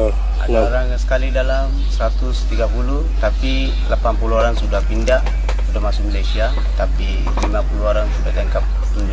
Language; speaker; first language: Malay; non-native, learner; Rohingya